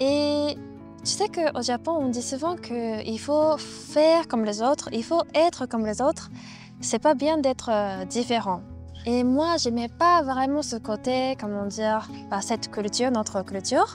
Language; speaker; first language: French; non-native, fluent; Japanese